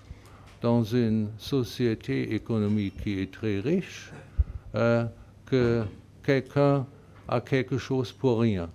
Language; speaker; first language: French; non-native, fluent; German